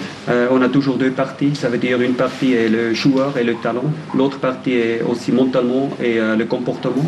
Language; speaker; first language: French; non-native, fluent; German